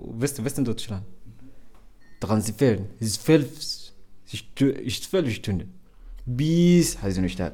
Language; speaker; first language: German; non-native, learner; Arabic